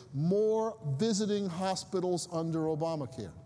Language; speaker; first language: English; native; English